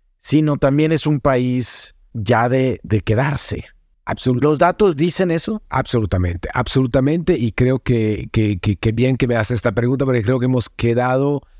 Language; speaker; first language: Spanish; non-native, fluent; Italian